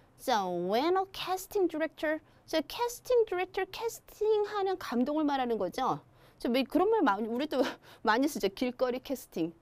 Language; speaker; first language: Korean; native; Korean